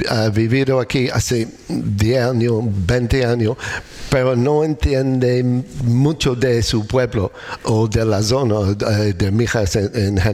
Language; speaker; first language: Spanish; non-native, learner; English